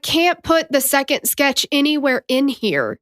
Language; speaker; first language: English; native; English